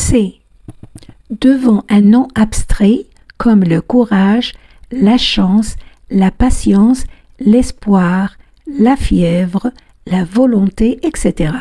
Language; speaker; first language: French; non-native, fluent; Spanish